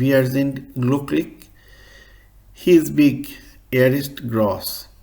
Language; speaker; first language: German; non-native, fluent; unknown